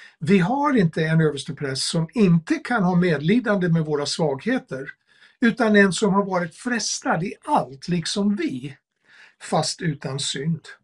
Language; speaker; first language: Swedish; non-native, fluent; English